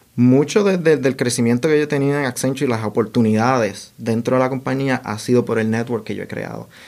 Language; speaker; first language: Spanish; native; Spanish